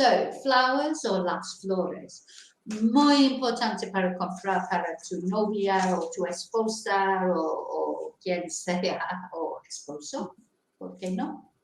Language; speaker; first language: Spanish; non-native, fluent; English